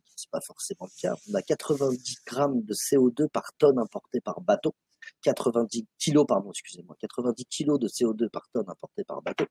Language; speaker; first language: French; native; French